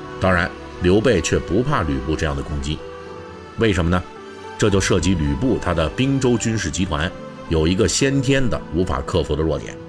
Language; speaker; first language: Chinese; native; Chinese